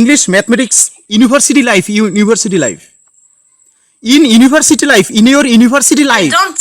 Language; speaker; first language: English; non-native, learner; Bangla